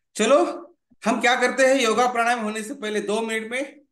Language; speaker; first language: Hindi; non-native, local second language; Marathi